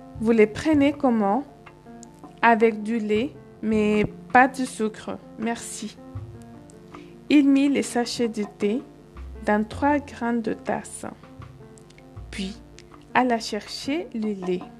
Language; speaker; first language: French; non-native, fluent; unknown